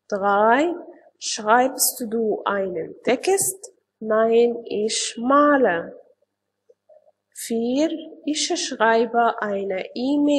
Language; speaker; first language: German; non-native, fluent; Arabic